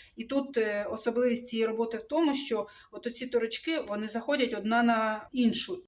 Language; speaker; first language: Ukrainian; non-native, local second language; Russian